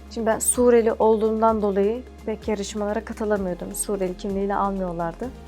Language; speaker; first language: Turkish; early bilingual, other home language; Arabic